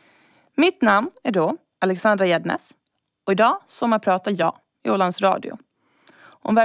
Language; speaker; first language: Swedish; native; Swedish